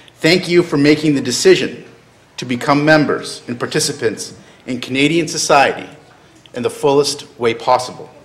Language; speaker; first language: English; native; English